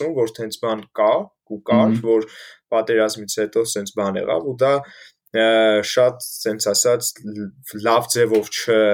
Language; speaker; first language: Armenian; native; Armenian